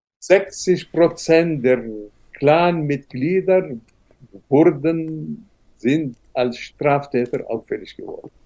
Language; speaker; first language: German; non-native, fluent; Arabic